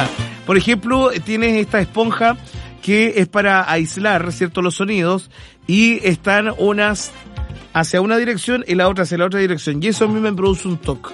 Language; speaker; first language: Spanish; native; Spanish